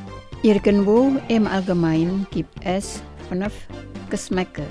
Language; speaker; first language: German; non-native, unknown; Indonesian